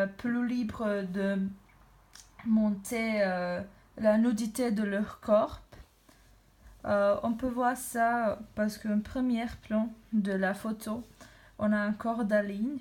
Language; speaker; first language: French; non-native, learner; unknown